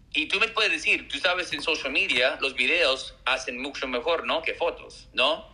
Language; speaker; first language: Spanish; early bilingual, heritage; Spanish